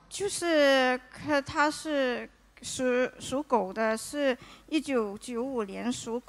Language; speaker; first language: Chinese; native; Chinese